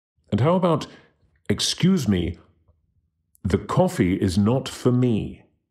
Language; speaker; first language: English; native; English